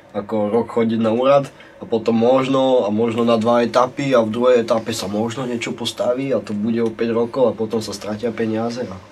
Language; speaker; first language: Slovak; native; Slovak